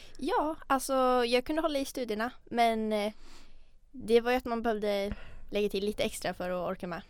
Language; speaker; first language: Swedish; native; Swedish